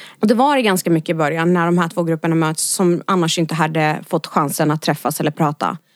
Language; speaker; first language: Swedish; early bilingual, other home language; Arabic